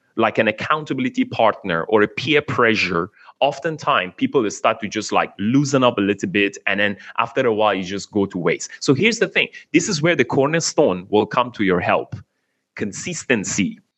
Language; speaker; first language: English; non-native, fluent; Persian